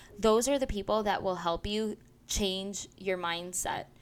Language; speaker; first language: English; non-native, local second language; Spanish